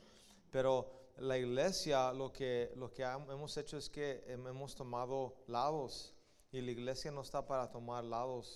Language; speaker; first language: Spanish; early bilingual, heritage; Spanish